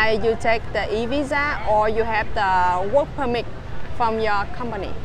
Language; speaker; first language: English; non-native, fluent; Vietnamese